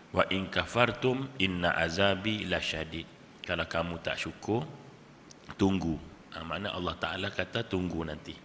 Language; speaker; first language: Malay; native; Malay